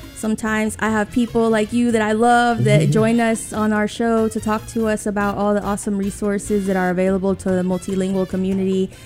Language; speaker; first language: English; early bilingual, other home language; Spanish